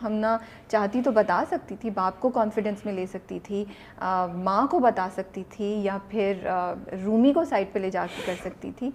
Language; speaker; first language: Urdu; native; Urdu